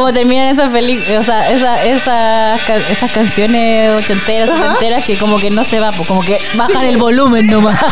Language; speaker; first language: Spanish; native; Spanish